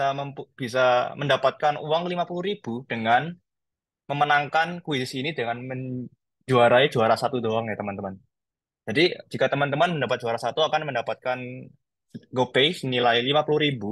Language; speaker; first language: Indonesian; native; Indonesian